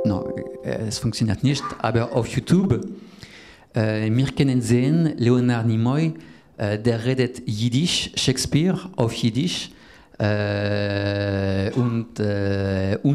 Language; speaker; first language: German; non-native, learner; French